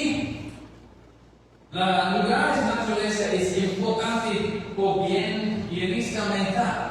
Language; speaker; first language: Spanish; non-native, learner; English